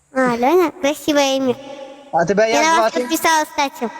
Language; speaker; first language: Russian; non-native, learner; Turkish